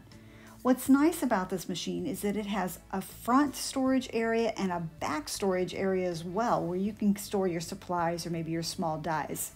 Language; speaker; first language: English; native; English